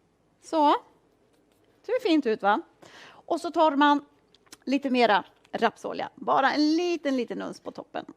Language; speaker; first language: Swedish; native; Swedish